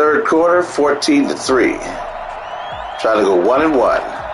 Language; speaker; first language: English; native; English